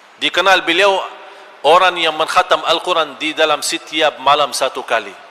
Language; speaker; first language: Malay; non-native, fluent; Arabic